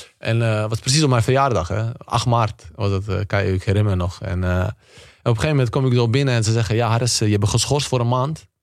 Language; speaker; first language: Dutch; early bilingual, other home language; Bosnian